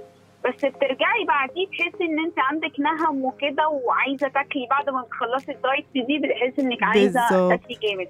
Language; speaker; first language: Arabic; native; Arabic